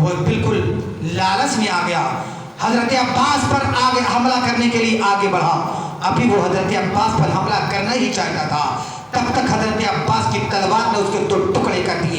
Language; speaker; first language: Urdu; native; Urdu